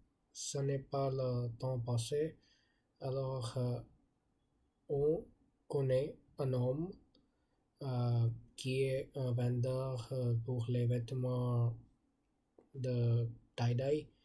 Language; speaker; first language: French; non-native, learner; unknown